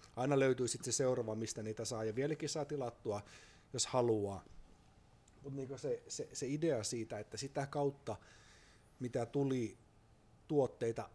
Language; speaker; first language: Finnish; native; Finnish